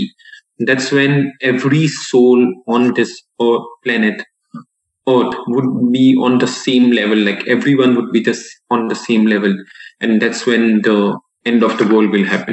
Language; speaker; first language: English; non-native, local second language; Gujarati